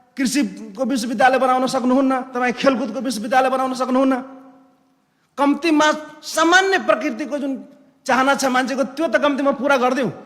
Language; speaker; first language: Nepali; non-native, local second language; Maithili